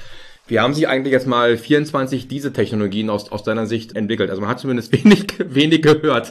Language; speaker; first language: German; native; German